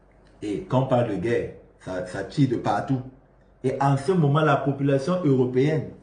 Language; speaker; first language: French; non-native, local second language; Malagasy